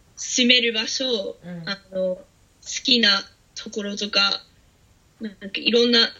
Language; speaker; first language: Japanese; non-native, fluent; English